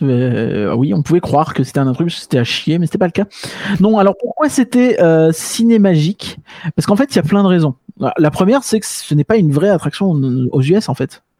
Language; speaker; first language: French; native; French